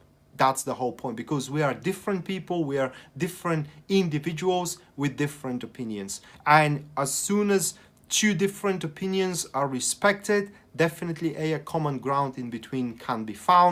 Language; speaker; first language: English; non-native, fluent; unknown